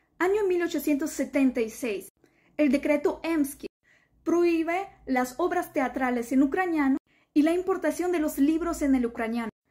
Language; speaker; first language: Spanish; non-native, fluent; Ukrainian